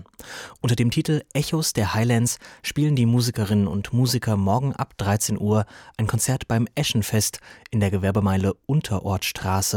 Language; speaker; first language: German; native; German